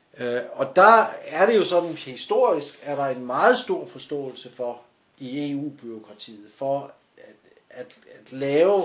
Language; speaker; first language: Danish; native; Danish